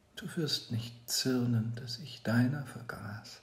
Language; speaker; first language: German; native; German